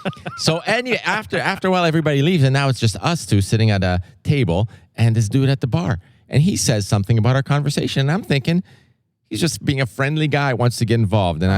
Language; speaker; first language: English; native; English